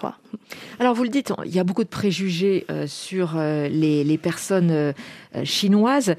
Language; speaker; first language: French; native; French